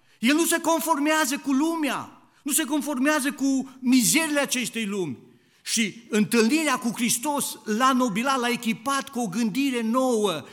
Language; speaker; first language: Romanian; native; Romanian